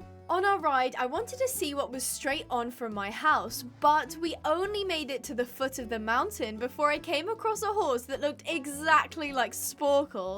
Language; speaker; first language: English; native; English